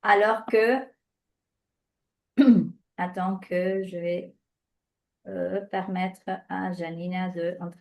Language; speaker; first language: French; non-native, fluent; Spanish